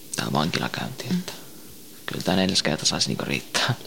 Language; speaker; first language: Finnish; early bilingual, other home language; Central Kurdish